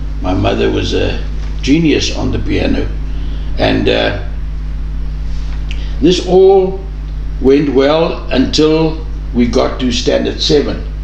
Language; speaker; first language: English; non-native, local second language; Afrikaans